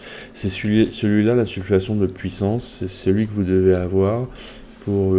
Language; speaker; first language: French; native; French